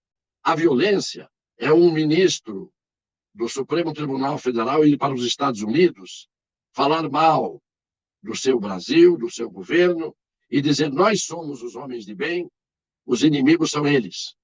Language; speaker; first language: Portuguese; native; Portuguese